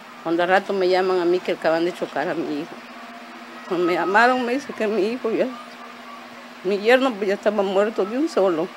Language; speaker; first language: Spanish; native; Spanish